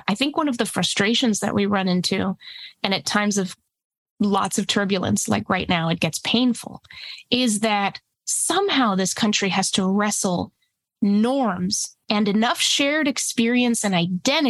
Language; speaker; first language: English; early bilingual, other home language; Spanish